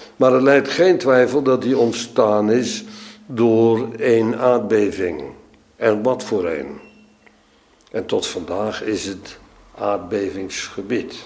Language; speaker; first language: Dutch; native; Dutch